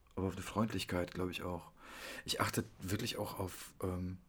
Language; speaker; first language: German; early bilingual, other home language; Polish